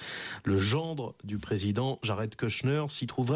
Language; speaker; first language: French; native; French